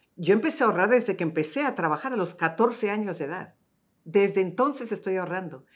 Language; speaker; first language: Spanish; native; Spanish